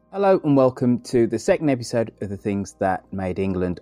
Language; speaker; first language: English; native; English